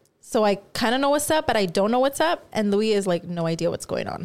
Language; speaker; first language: English; early bilingual, other home language; Spanish